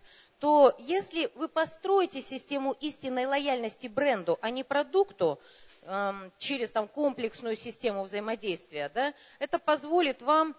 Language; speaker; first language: Russian; native; Russian